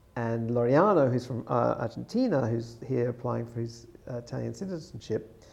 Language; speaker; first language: English; native; English